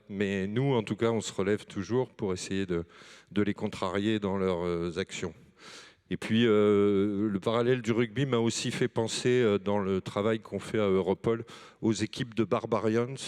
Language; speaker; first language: French; native; French